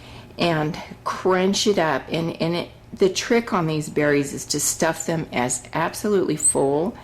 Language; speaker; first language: English; native; English